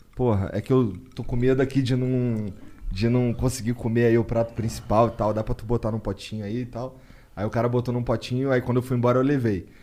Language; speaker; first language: Portuguese; native; Portuguese